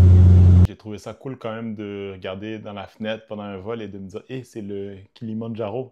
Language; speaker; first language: French; native; French